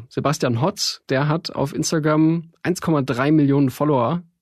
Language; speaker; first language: German; native; German